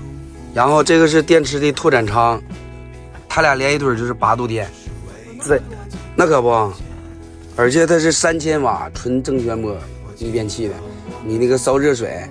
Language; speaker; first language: Chinese; native; Chinese